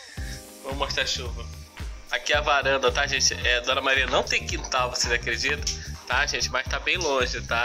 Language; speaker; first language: Portuguese; native; Portuguese